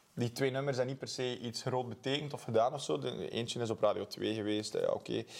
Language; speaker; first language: Dutch; native; Dutch